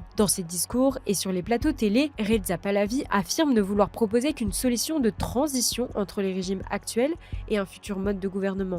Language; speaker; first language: French; native; French